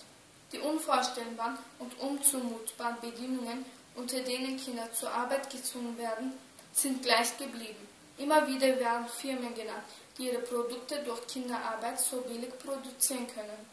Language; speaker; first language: German; early bilingual, other home language; Turkish